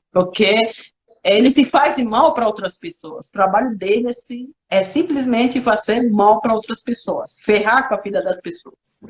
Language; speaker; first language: Portuguese; non-native, local second language; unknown